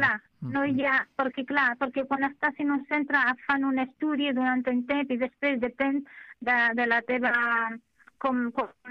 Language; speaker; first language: Catalan; non-native, fluent; Arabic